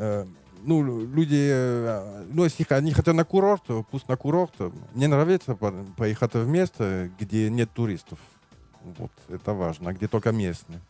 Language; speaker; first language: Russian; non-native, learner; French